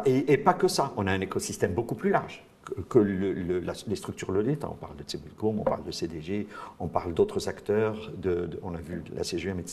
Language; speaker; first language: French; non-native, local second language; Arabic